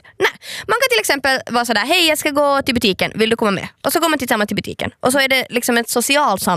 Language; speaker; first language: Swedish; native; Swedish